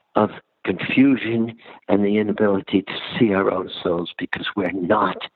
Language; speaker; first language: English; early bilingual, other home language; Ukrainian